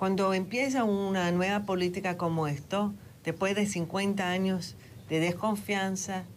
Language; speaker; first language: Spanish; non-native, fluent; English